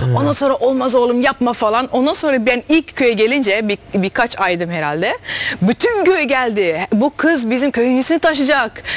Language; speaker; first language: Turkish; early bilingual, heritage; Turkish